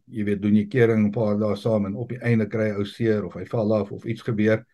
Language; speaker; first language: Afrikaans; native; Afrikaans